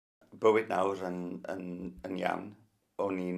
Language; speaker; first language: Welsh; non-native, learner; English